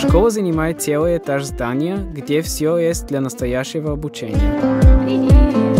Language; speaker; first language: Russian; non-native, fluent; German